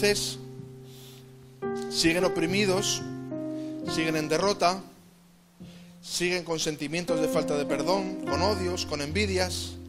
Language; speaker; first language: Spanish; native; Spanish